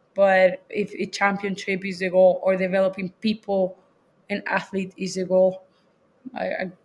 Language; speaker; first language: English; non-native, fluent; Spanish